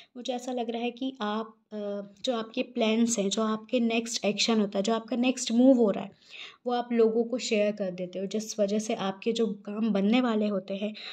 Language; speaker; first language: Hindi; native; Hindi